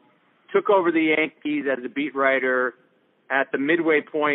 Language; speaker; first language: English; native; English